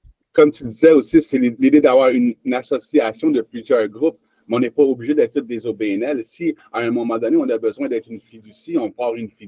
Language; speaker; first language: French; native; French